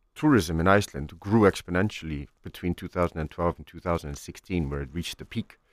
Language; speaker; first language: English; non-native, fluent; Icelandic